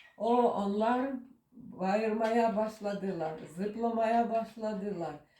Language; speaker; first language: Turkish; non-native, learner; Russian